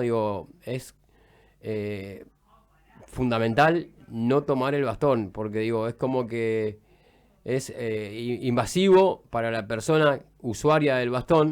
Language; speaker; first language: Spanish; native; Spanish